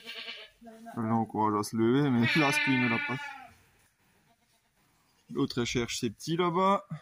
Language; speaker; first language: French; native; French